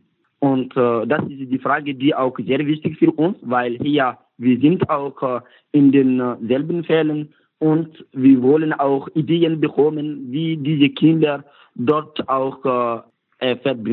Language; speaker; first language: German; non-native, learner; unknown